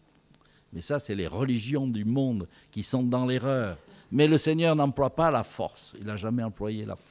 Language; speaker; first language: French; native; French